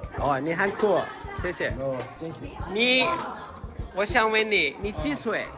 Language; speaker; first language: Chinese; non-native, learner; Turkish